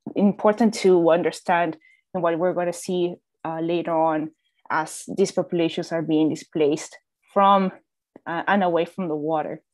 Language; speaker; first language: English; non-native, fluent; Spanish